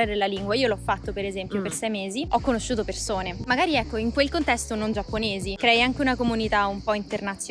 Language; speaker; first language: Italian; native; Italian